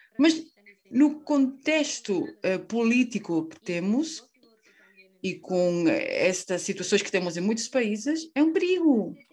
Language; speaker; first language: Portuguese; non-native, fluent; Spanish